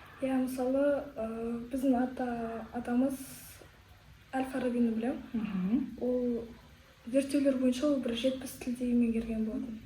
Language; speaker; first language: Kazakh; non-native, local second language; Russian